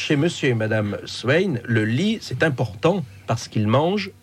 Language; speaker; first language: French; native; French